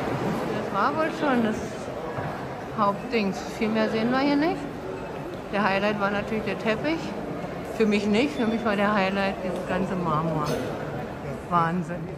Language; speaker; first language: German; native; German